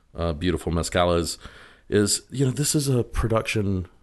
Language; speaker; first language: English; native; English